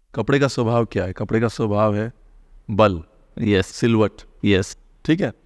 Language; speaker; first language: Hindi; native; Hindi